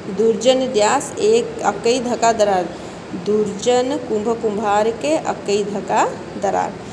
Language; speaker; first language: Hindi; non-native, local second language; Odia